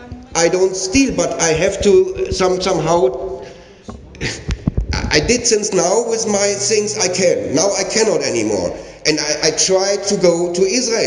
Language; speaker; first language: English; non-native, learner; German